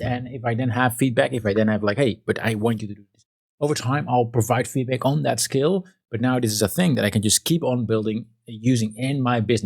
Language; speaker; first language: English; non-native, fluent; Dutch